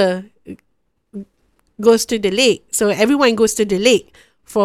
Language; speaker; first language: English; non-native, local second language; Malay